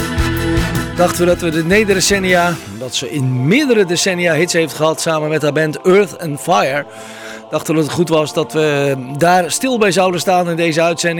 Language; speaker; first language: Dutch; native; Dutch